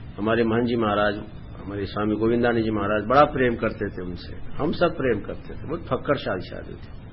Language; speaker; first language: Hindi; non-native, local second language; Bangla